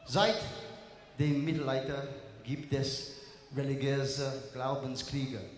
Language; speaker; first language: German; non-native, learner; English